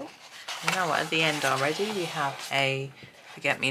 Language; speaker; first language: English; native; English